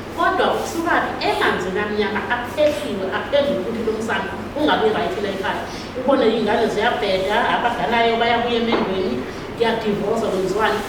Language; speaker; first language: Zulu; non-native, local second language; Xhosa